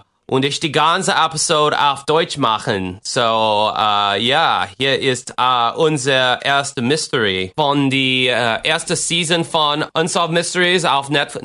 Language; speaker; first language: German; non-native, learner; English